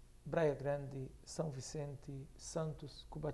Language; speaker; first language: Portuguese; non-native, fluent; Arabic